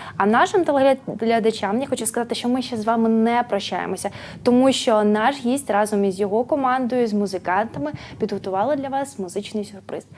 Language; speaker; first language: Ukrainian; native; Ukrainian